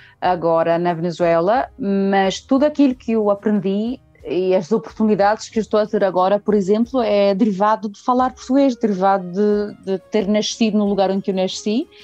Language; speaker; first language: Portuguese; early bilingual, heritage; Portuguese